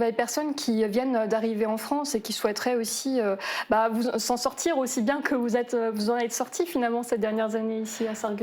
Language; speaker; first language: French; native; French